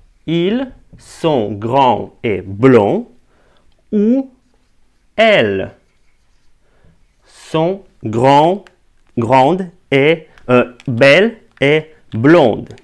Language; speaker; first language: French; non-native, fluent; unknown